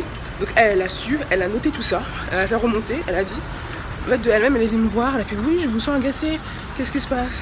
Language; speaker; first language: French; native; French